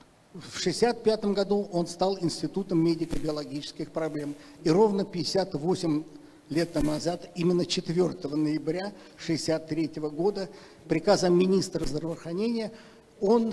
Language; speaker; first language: Russian; native; Russian